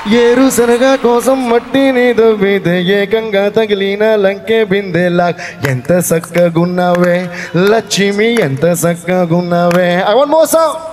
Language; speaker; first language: Telugu; native; Telugu